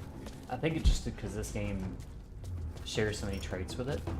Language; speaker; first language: English; native; English